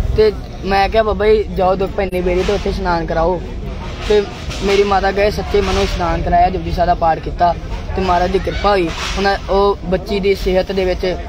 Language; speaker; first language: Punjabi; native; Punjabi